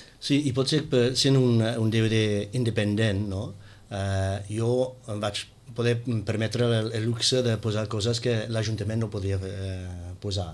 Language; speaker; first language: Catalan; non-native, fluent; English